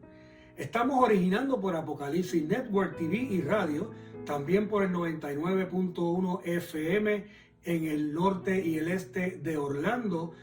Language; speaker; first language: Spanish; native; Spanish